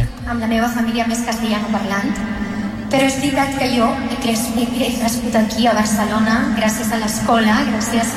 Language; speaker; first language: Catalan; non-native, local second language; Spanish